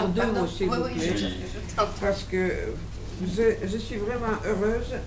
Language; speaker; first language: French; non-native, fluent; Georgian